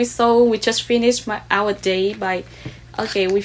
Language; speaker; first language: English; non-native, learner; Vietnamese